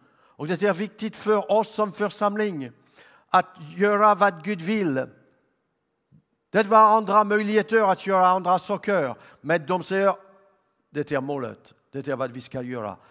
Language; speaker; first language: Swedish; non-native, learner; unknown